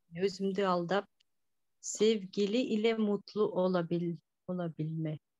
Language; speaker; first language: Turkish; non-native, learner; Kyrgyz